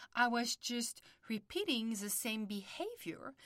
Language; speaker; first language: English; non-native, fluent; French